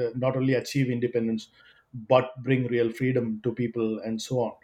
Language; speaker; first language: English; non-native, local second language; Malayalam